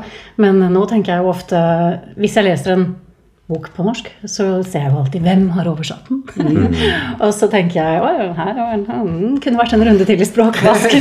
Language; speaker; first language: Norwegian; native; Norwegian